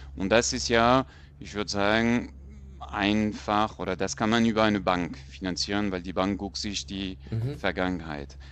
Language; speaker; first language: German; non-native, fluent; French